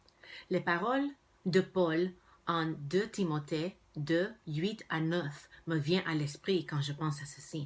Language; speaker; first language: French; non-native, fluent; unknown